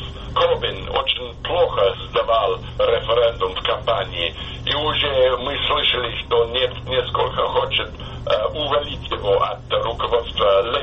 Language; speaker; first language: Russian; non-native, fluent; English